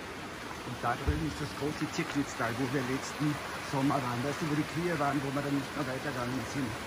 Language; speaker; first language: German; native; German